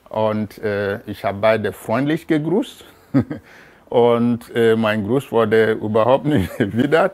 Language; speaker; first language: German; non-native, fluent; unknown